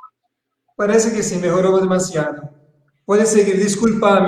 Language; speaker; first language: Spanish; non-native, fluent; Portuguese